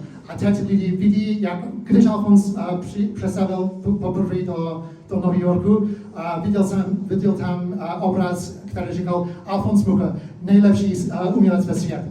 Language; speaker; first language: Czech; early bilingual, heritage; English